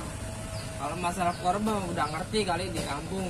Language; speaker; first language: Indonesian; native; Indonesian